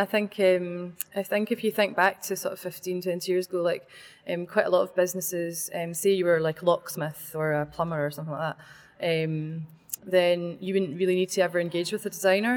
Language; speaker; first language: English; native; English